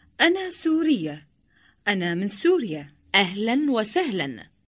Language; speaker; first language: Arabic; non-native, learner; Indonesian